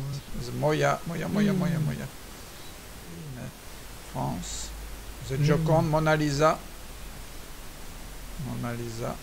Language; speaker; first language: English; non-native, learner; French